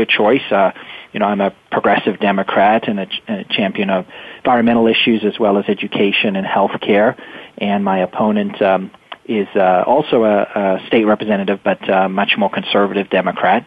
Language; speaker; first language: English; native; English